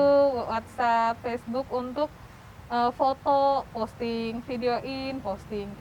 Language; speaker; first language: Indonesian; native; Indonesian